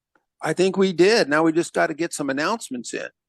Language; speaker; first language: English; native; English